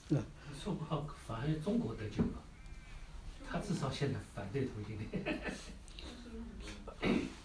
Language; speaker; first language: Chinese; native; Chinese